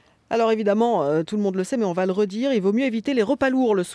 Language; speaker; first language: French; native; French